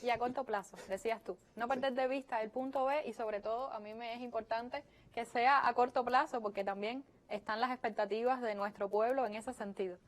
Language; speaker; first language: Spanish; native; Spanish